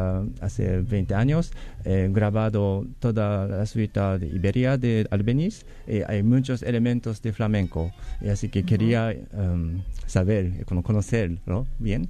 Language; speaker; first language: Spanish; non-native, learner; Japanese